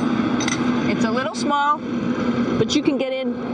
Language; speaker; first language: English; native; English